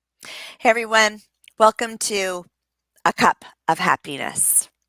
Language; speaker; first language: English; native; English